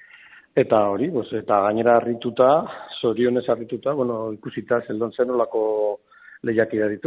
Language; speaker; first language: Basque; non-native, local second language; Spanish